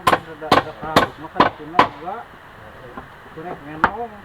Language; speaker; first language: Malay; non-native, local second language; Sundanese